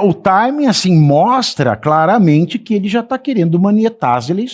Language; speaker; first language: Portuguese; native; Portuguese